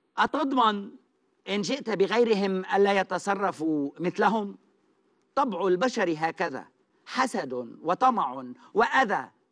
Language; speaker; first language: Arabic; non-native, fluent; Turkish